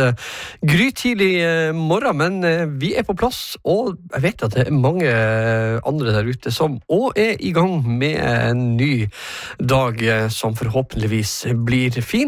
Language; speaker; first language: Norwegian; native; Norwegian